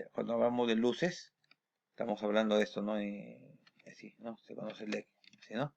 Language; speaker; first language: Spanish; native; Spanish